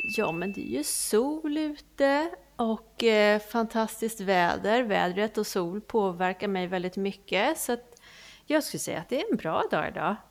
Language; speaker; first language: Swedish; native; Swedish